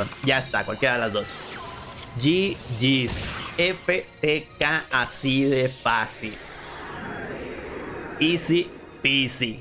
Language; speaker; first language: Spanish; native; Spanish